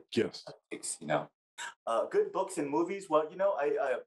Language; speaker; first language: English; native; English